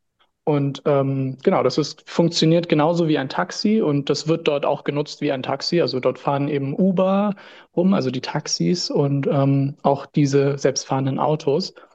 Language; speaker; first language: German; native; German